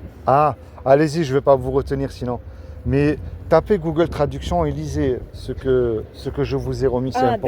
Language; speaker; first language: French; native; French